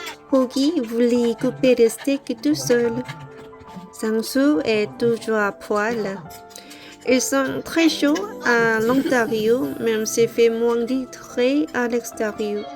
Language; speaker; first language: French; non-native, learner; Korean